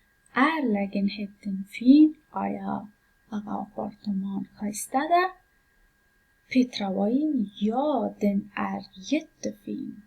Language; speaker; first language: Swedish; non-native, fluent; Pashto